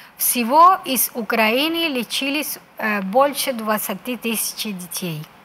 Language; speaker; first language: Russian; non-native, fluent; Spanish